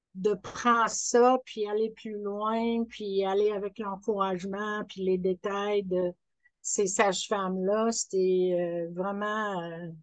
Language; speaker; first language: French; non-native, fluent; English